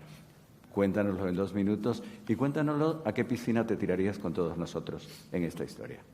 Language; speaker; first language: Spanish; native; Spanish